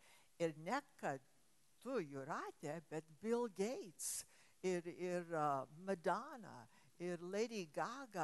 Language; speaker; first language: Lithuanian; early bilingual, heritage; English